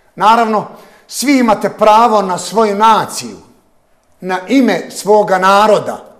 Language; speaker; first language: Serbian; non-native, local second language; Albanian